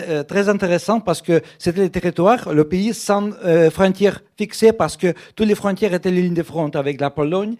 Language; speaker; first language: French; non-native, fluent; Russian